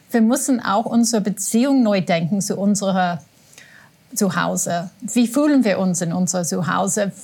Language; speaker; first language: German; non-native, fluent; English